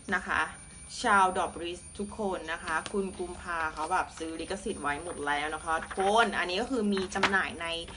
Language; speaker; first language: Thai; native; Thai